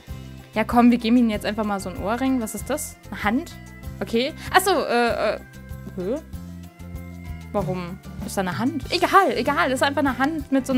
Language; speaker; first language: German; native; German